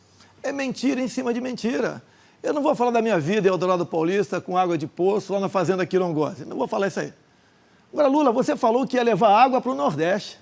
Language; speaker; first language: Portuguese; native; Portuguese